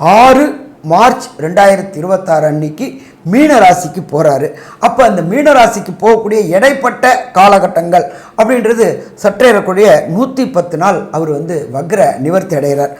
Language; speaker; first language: Tamil; native; Tamil